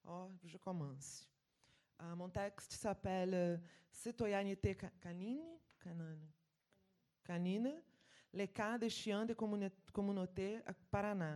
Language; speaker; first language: French; non-native, fluent; Portuguese